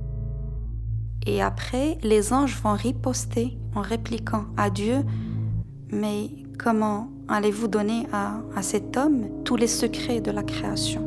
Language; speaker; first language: French; non-native, local second language; Arabic